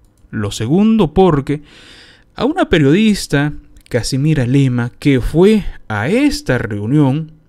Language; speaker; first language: Spanish; native; Spanish